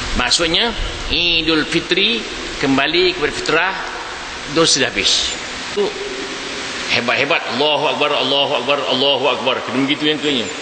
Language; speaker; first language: Malay; native; Malay